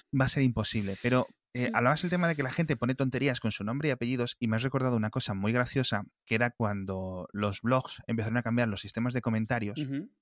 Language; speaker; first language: Spanish; native; Spanish